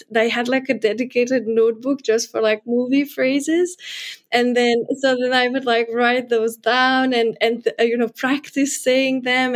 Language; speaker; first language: English; non-native, fluent; Hungarian